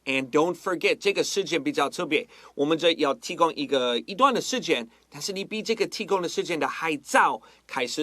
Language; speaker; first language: Chinese; non-native, fluent; English